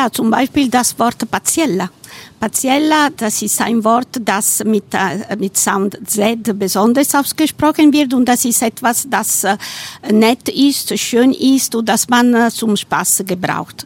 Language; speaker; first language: German; non-native, fluent; Italian